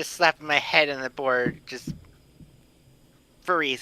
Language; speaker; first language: English; native; English